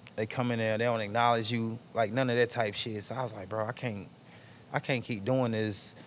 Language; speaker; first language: English; native; English